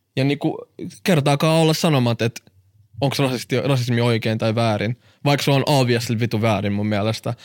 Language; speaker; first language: Finnish; early bilingual, other home language; Arabic